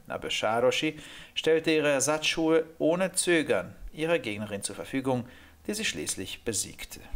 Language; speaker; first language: German; non-native, fluent; Hungarian